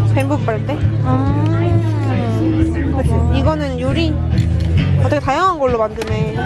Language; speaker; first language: Korean; native; Korean